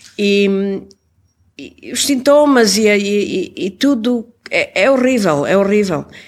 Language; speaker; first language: Portuguese; native; Portuguese